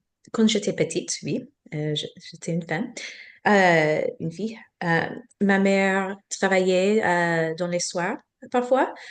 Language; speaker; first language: French; non-native, learner; English